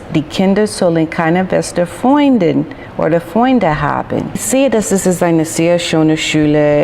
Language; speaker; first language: German; non-native, learner; English